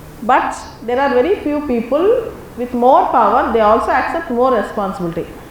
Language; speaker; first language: English; non-native, local second language; Telugu